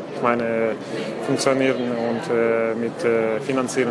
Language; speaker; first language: German; non-native, learner; Russian